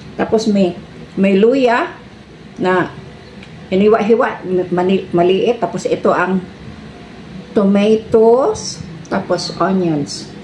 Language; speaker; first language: Filipino; non-native, local second language; Cebuano